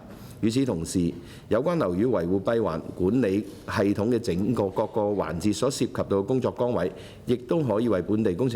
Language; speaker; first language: Cantonese; native; Cantonese